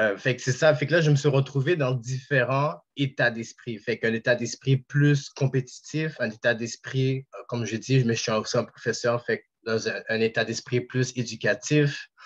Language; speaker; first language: French; native; French